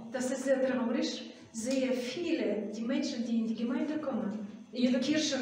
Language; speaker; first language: German; non-native, fluent; Russian